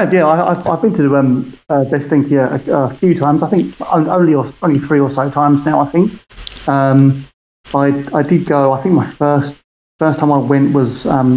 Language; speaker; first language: English; native; English